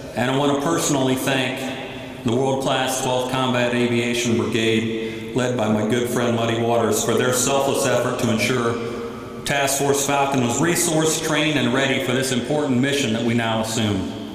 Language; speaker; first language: English; native; English